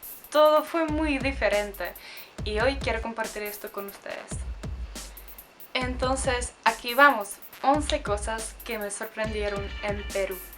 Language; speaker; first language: Spanish; non-native, fluent; Czech